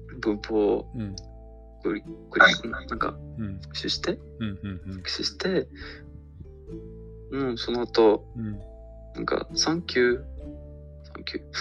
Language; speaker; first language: Japanese; non-native, learner; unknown